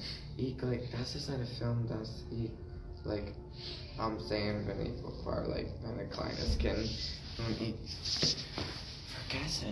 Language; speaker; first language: German; non-native, learner; English